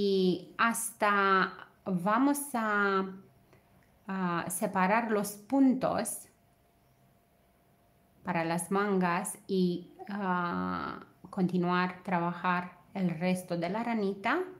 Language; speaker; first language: Spanish; non-native, fluent; Romanian